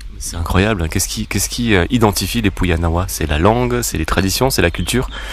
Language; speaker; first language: French; native; French